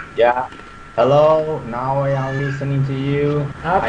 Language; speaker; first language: English; non-native, learner; Spanish